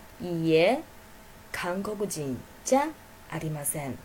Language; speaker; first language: Japanese; non-native, fluent; Chinese